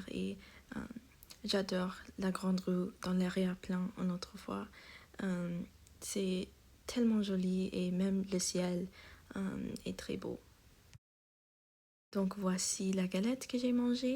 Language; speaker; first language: French; non-native, learner; English